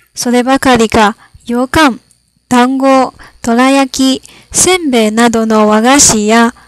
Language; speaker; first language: Japanese; non-native, fluent; Chinese